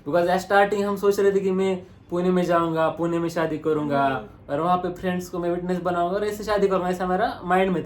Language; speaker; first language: Hindi; non-native, local second language; Marathi